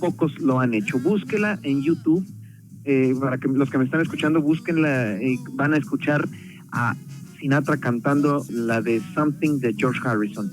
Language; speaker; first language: Spanish; native; Spanish